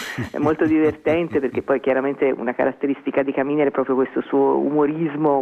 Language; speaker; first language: Italian; native; Italian